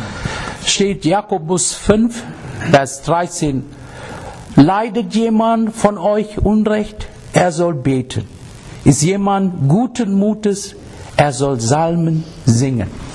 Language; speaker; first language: German; non-native, learner; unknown